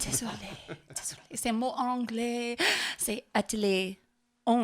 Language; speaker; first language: French; non-native, learner; English